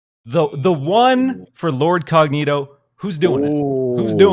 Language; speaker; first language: English; native; English